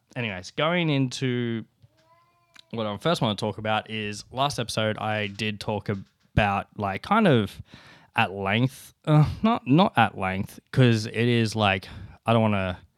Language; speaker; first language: English; native; English